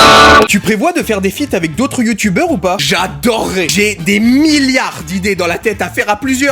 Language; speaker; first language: French; native; French